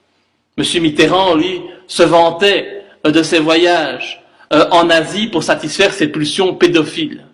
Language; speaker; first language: French; native; French